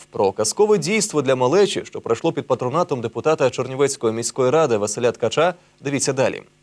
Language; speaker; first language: Ukrainian; native; Ukrainian